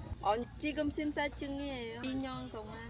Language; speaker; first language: Korean; non-native, learner; Vietnamese